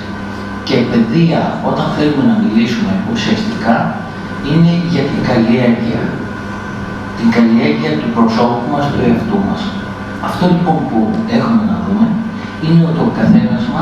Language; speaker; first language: Greek; native; Greek